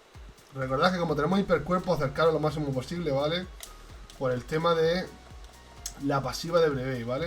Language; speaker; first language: Spanish; native; Spanish